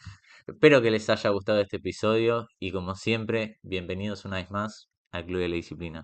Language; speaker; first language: Spanish; native; Spanish